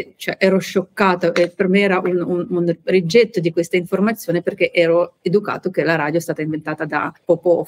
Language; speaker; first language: Italian; non-native, fluent; Ukrainian